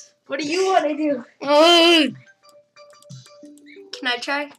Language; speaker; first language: English; native; English